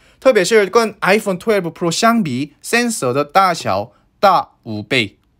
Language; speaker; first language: Chinese; non-native, fluent; Korean